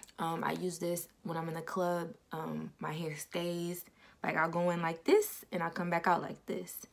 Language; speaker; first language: English; native; English